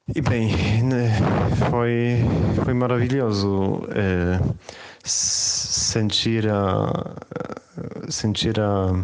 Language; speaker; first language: Portuguese; non-native, fluent; Polish